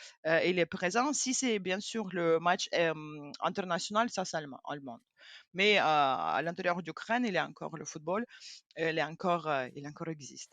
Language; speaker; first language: French; non-native, fluent; Ukrainian